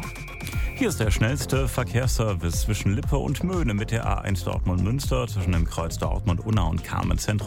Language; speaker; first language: German; native; German